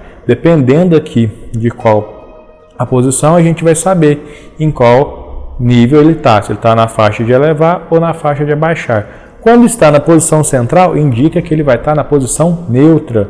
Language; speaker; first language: Portuguese; native; Portuguese